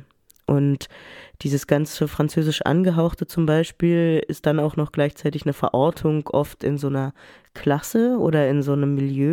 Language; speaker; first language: German; early bilingual, other home language; French